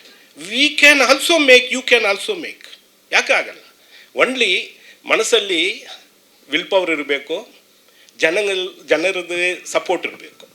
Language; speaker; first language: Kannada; non-native, learner; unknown